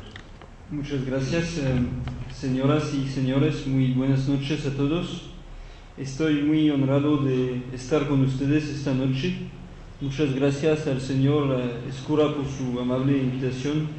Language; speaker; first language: Spanish; non-native, fluent; French